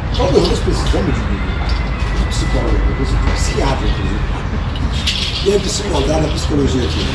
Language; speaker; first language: Portuguese; non-native, local second language; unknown